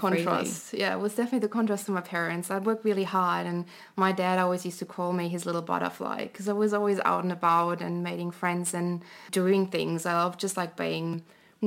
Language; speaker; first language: English; non-native, fluent; German